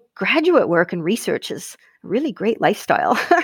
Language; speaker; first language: English; native; English